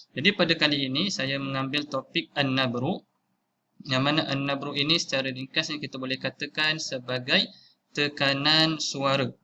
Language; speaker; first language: Malay; native; Malay